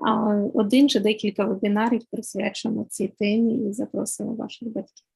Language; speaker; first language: Ukrainian; native; Ukrainian